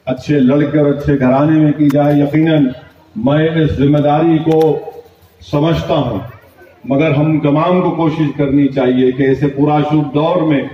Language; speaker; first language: Urdu; native; Urdu